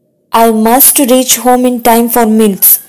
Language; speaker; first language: English; non-native, local second language; Tamil